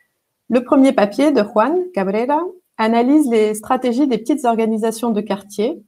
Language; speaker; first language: French; native; French